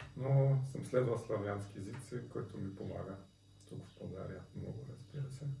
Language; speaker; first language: Bulgarian; non-native, fluent; German